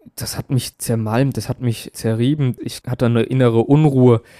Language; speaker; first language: German; native; German